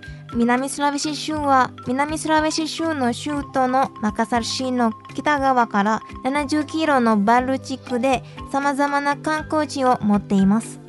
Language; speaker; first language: Japanese; non-native, fluent; Indonesian